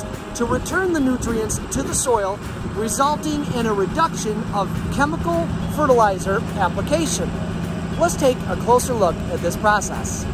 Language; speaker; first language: English; native; English